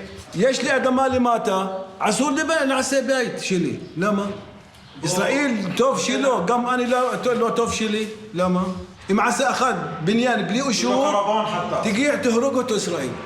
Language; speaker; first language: Hebrew; non-native, learner; Arabic